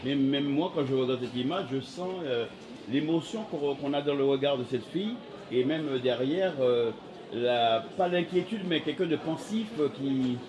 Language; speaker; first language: French; native; French